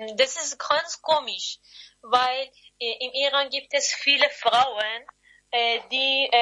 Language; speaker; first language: German; non-native, learner; Persian